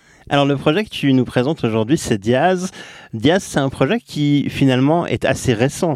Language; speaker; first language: French; native; French